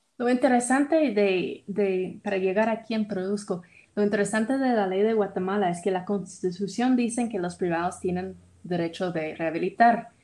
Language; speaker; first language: Spanish; non-native, fluent; English